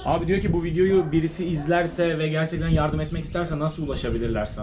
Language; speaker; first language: Turkish; native; Turkish